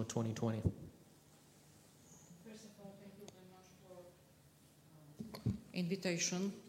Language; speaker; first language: English; non-native, fluent; Polish